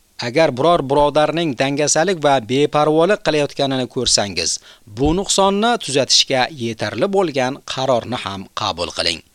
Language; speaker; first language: Uzbek; native; Uzbek